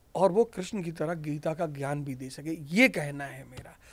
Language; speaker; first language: Hindi; native; Hindi